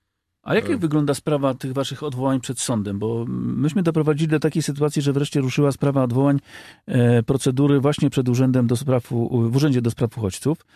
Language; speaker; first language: Polish; native; Polish